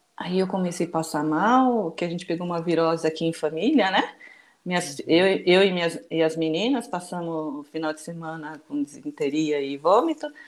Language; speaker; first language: Portuguese; early bilingual, other home language; Japanese